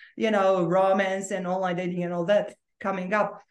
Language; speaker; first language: English; non-native, fluent; Romanian